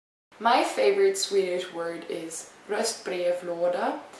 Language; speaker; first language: English; non-native, fluent; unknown